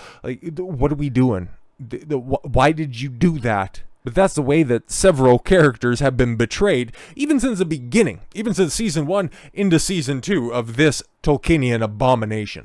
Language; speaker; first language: English; native; English